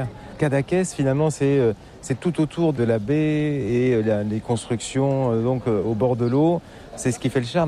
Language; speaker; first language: French; native; French